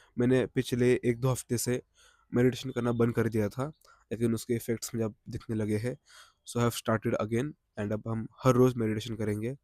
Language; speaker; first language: Hindi; non-native, local second language; Marathi